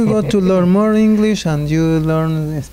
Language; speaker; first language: English; non-native, learner; Spanish